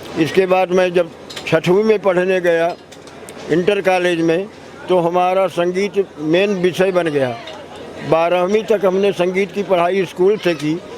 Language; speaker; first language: Hindi; native; Hindi